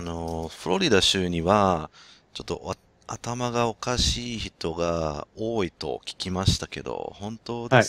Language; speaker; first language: Japanese; non-native, learner; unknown